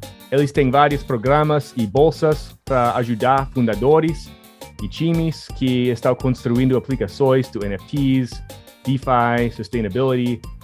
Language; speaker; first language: Portuguese; non-native, fluent; English